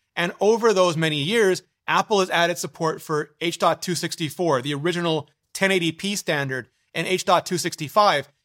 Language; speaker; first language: English; native; English